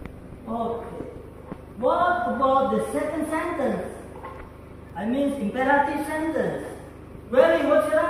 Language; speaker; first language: English; non-native, fluent; Indonesian